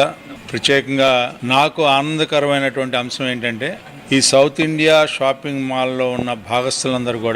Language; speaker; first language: Telugu; native; Telugu